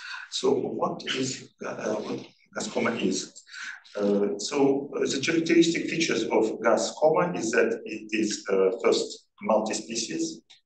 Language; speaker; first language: English; non-native, fluent; Russian